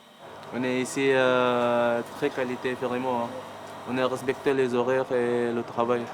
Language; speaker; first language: French; non-native, learner; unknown